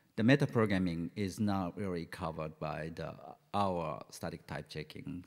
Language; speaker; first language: English; non-native, fluent; Japanese